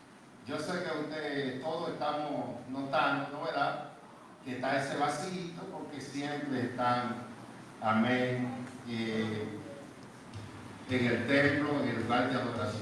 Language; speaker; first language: Spanish; native; Spanish